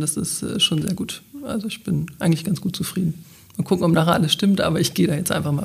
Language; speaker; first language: German; native; German